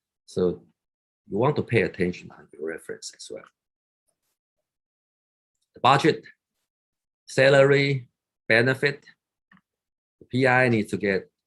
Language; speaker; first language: English; non-native, fluent; Chinese